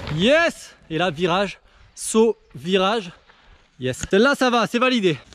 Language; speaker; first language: French; native; French